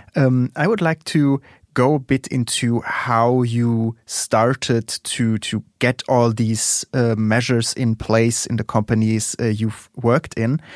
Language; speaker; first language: English; non-native, fluent; German